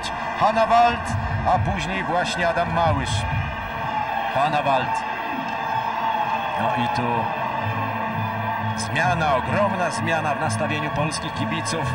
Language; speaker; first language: Polish; native; Polish